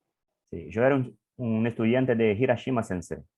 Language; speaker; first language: Spanish; non-native, learner; English